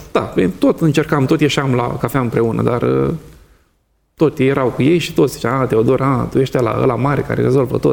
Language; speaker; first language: Romanian; native; Romanian